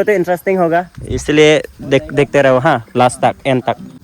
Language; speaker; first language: Hindi; non-native, local second language; Karbi